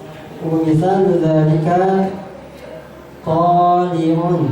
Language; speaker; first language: Arabic; non-native, fluent; Indonesian